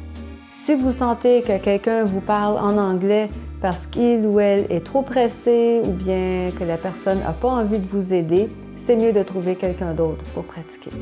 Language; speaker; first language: French; native; French